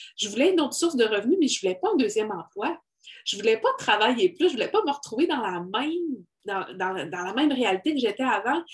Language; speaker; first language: French; native; French